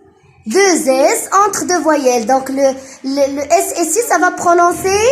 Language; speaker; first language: French; non-native, local second language; Arabic